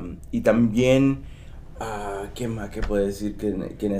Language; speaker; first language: Spanish; early bilingual, heritage; Spanish